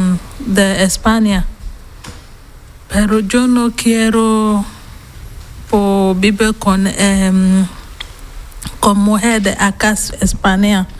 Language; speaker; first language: Spanish; non-native, learner; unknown